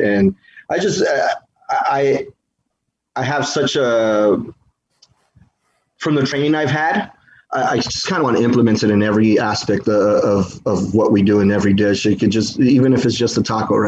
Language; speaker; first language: English; native; English